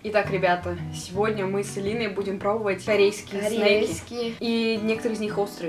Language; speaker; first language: Russian; native; Russian